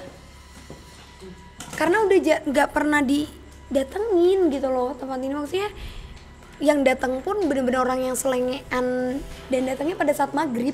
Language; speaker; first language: Indonesian; native; Indonesian